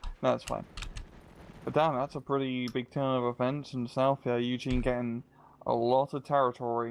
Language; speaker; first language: English; native; English